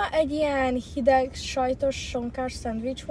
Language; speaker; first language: Hungarian; early bilingual, heritage; Hungarian